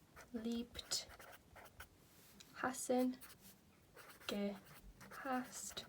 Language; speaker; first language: German; non-native, fluent; English